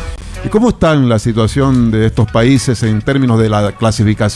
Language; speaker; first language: Spanish; native; Spanish